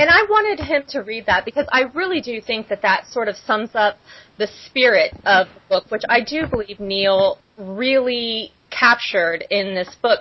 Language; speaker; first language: English; native; English